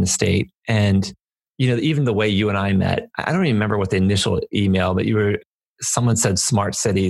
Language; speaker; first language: English; native; English